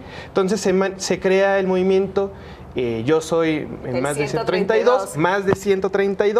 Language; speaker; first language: Spanish; native; Spanish